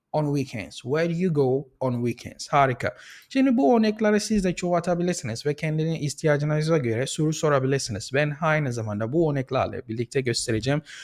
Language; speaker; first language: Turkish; non-native, fluent; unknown